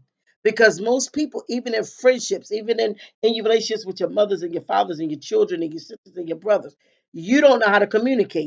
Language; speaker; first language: English; native; English